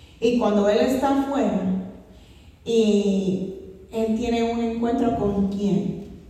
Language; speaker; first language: Spanish; non-native, fluent; English